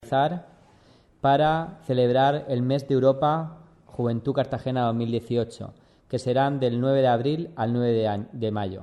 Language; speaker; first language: Spanish; native; Spanish